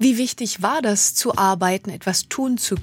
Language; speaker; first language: German; native; German